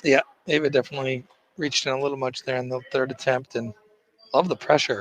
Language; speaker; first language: English; native; English